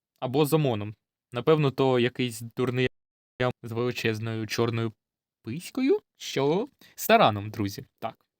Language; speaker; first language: Ukrainian; non-native, local second language; Russian